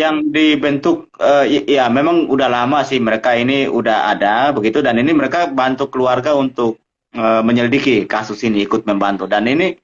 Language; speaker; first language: Indonesian; native; Indonesian